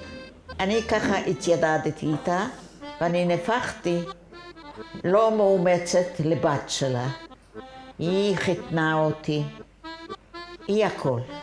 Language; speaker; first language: Hebrew; non-native, fluent; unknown